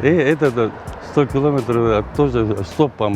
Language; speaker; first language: Russian; non-native, local second language; Kyrgyz